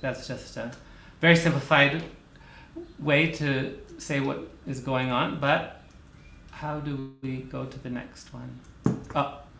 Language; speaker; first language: English; native; English